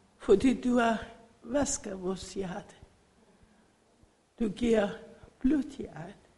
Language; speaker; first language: Danish; non-native, learner; Persian